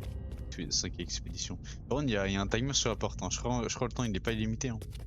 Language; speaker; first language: French; native; French